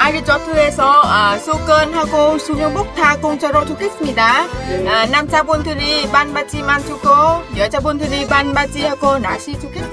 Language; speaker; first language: Korean; non-native, learner; Vietnamese